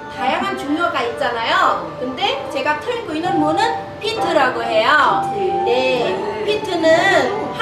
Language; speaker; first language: Korean; non-native, fluent; Vietnamese